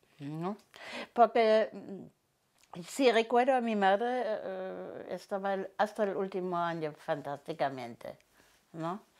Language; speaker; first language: Spanish; non-native, fluent; German